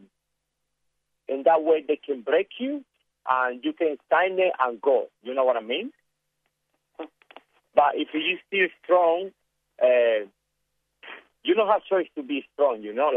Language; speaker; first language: English; non-native, learner; Spanish